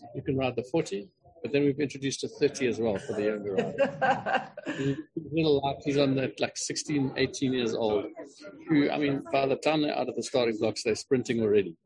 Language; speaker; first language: English; native; English